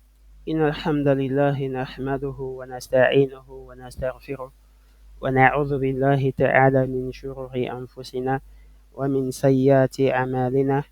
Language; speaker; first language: Arabic; non-native, fluent; French